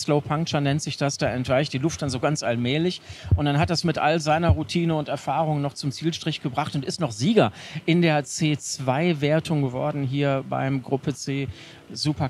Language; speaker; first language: German; native; German